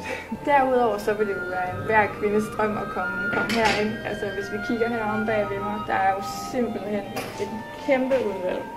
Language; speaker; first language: Danish; native; Danish